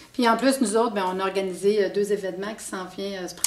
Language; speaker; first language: French; native; French